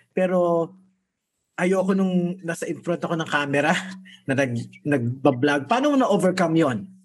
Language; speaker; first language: Filipino; native; Filipino